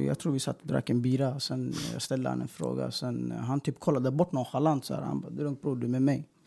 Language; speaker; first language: Swedish; early bilingual, other home language; Persian